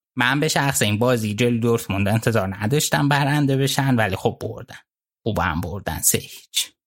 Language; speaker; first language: Persian; native; Persian